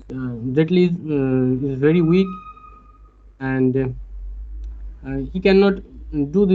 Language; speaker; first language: English; non-native, learner; Bangla